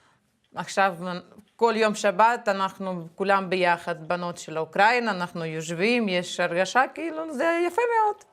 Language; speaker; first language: Hebrew; non-native, fluent; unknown